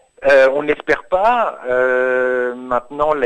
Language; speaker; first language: French; native; French